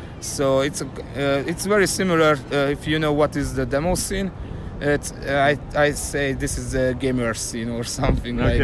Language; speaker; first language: English; non-native, learner; Hungarian